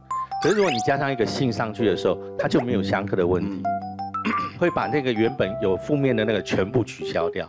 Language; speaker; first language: Chinese; native; Chinese